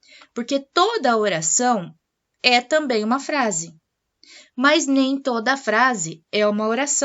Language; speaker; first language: Portuguese; native; Portuguese